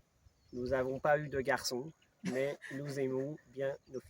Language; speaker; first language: French; native; French